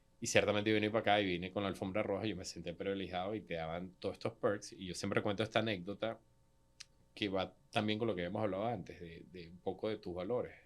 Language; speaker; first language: Spanish; native; Spanish